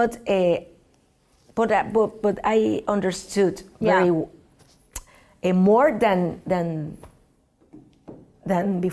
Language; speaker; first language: English; non-native, learner; Spanish